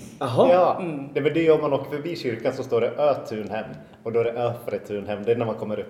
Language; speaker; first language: Swedish; native; Swedish